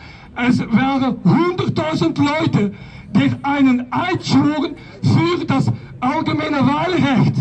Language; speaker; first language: German; non-native, learner; Dutch